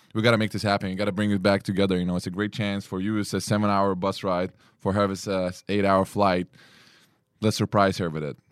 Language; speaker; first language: English; early bilingual, other home language; Lithuanian